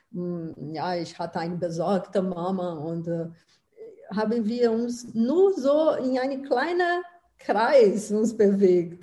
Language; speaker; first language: German; non-native, fluent; Portuguese